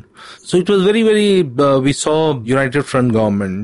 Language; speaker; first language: English; non-native, local second language; Hindi